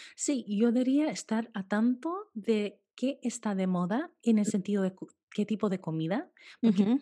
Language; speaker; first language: Spanish; early bilingual, heritage; Spanish